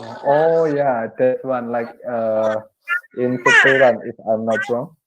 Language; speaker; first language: English; non-native, learner; Indonesian